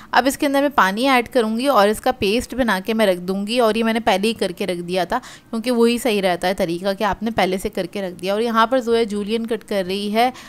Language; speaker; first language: Hindi; native; Hindi